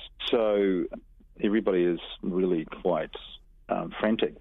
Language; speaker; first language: English; native; English